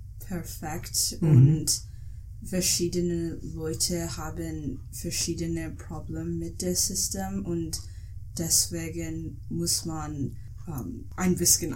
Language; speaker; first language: German; non-native, learner; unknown